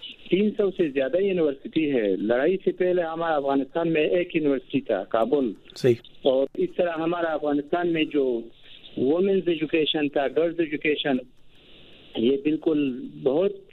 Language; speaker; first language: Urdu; non-native, fluent; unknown